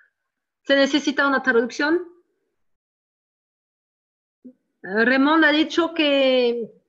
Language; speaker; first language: Spanish; non-native, learner; French